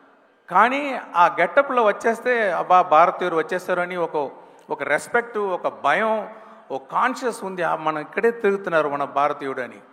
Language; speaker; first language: Telugu; non-native, local second language; Tamil